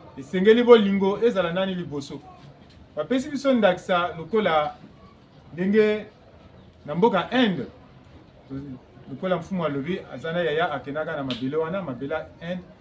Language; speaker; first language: Lingala; non-native, local second language; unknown